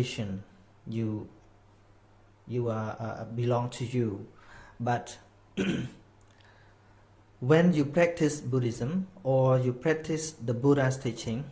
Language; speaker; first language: English; non-native, fluent; Khmer